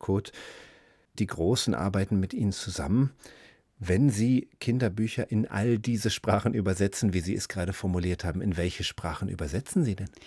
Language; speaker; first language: German; native; German